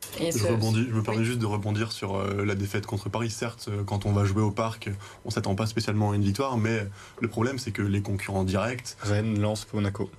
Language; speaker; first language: French; native; French